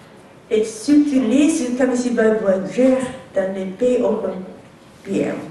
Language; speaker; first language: French; non-native, learner; Japanese